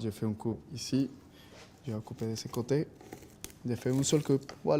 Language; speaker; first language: French; non-native, fluent; Spanish